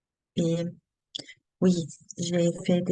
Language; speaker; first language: French; non-native, learner; German